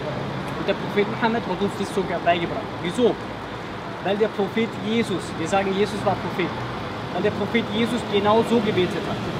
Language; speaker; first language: German; early bilingual, other home language; Bosnian